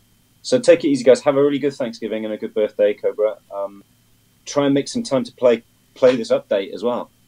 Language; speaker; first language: English; native; English